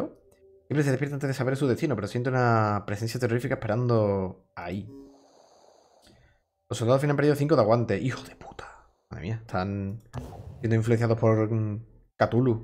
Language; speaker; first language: Spanish; native; Spanish